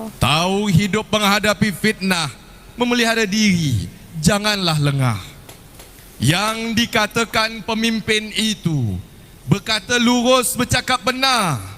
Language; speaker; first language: Malay; native; Malay